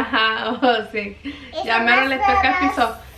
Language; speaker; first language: Spanish; early bilingual, heritage; Spanish